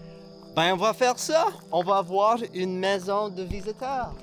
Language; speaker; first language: French; non-native, learner; English